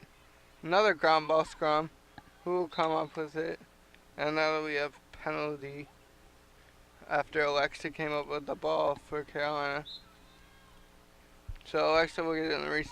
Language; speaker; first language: English; native; English